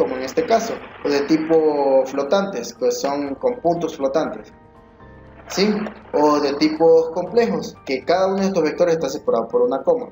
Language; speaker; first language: Spanish; native; Spanish